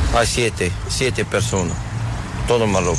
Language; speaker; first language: Spanish; non-native, learner; Arabic